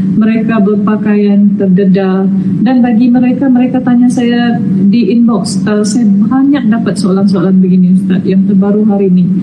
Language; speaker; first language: Malay; native; Malay